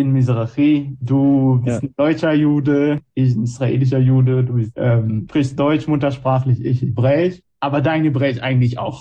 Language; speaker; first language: German; non-native, fluent; Hebrew